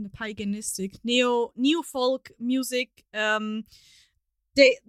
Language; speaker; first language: English; non-native, fluent; German